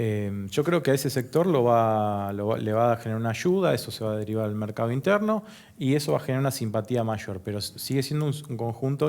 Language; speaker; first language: Spanish; native; Spanish